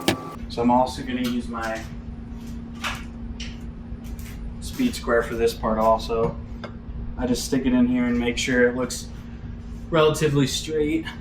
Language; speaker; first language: English; native; English